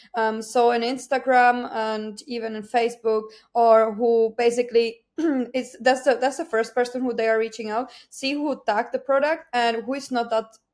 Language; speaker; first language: English; non-native, fluent; Czech